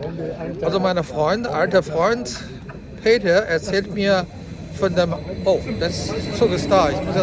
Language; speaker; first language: German; non-native, fluent; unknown